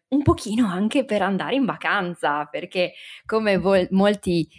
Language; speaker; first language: Italian; native; Italian